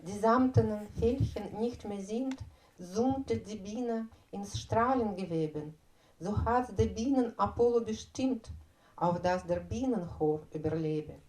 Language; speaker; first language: German; non-native, fluent; Russian